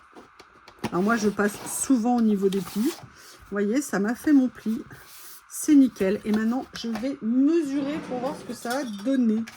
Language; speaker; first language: French; native; French